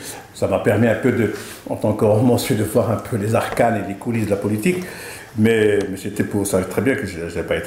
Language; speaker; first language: French; non-native, local second language; Arabic